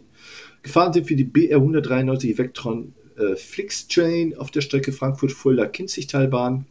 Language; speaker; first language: German; native; German